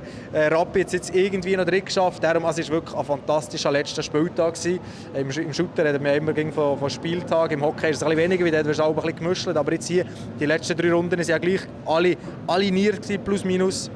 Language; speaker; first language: German; native; German